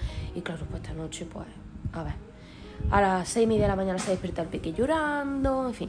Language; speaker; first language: Spanish; native; Spanish